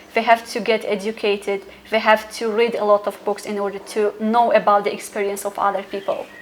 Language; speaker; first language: English; non-native, fluent; Tajik